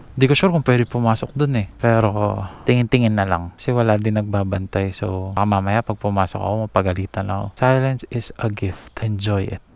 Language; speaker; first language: Filipino; native; Filipino